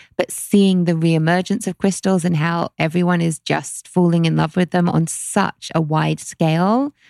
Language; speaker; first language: English; native; English